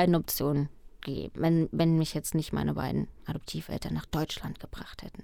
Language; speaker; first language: German; early bilingual, other home language; Spanish